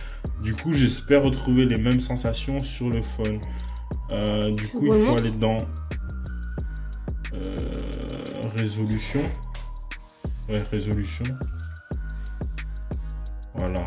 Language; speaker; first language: French; native; French